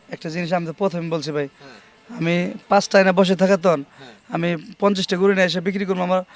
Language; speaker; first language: Bangla; native; Bangla